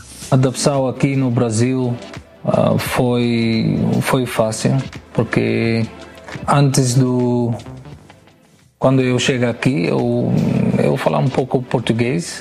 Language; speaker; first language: Portuguese; non-native, learner; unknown